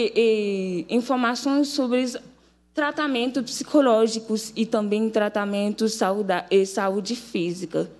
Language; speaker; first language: Portuguese; non-native, fluent; Haitian Creole